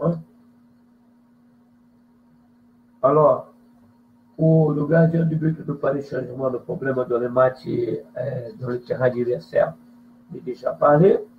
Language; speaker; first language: French; non-native, fluent; Portuguese